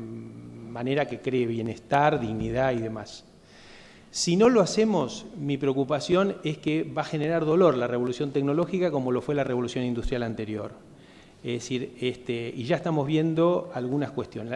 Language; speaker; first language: Spanish; native; Spanish